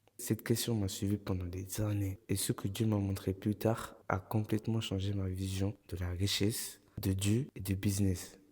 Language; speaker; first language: French; early bilingual, other home language; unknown